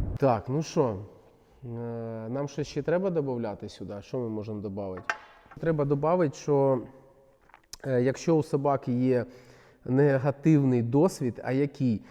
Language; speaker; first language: Ukrainian; non-native, local second language; Russian